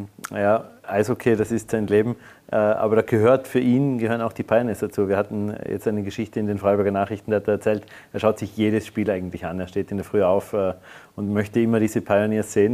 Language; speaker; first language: German; native; German